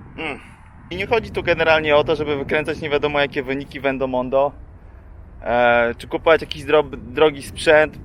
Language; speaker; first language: Polish; native; Polish